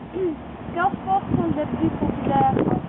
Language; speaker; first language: French; non-native, learner; Dutch